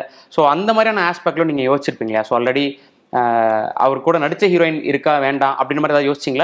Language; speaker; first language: Tamil; native; Tamil